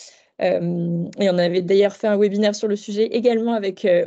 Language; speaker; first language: French; native; French